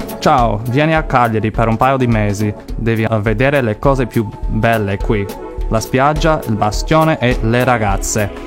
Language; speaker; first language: Italian; non-native, learner; English